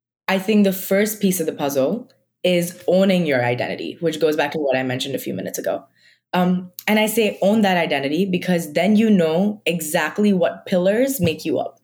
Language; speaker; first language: English; non-native, local second language; Marathi